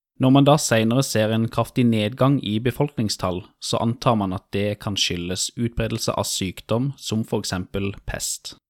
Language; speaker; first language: Norwegian; native; Norwegian